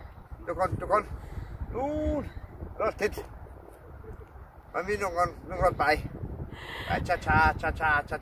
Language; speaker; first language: Thai; non-native, learner; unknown